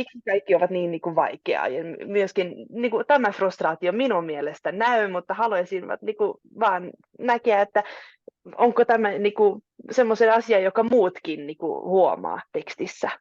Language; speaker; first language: Finnish; non-native, local second language; Swedish